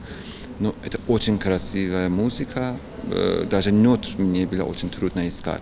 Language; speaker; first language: Ukrainian; non-native, learner; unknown